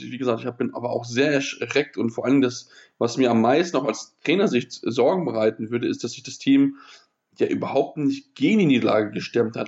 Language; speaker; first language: German; native; German